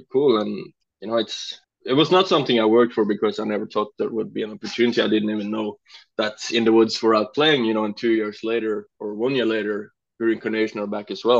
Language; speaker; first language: English; non-native, fluent; Norwegian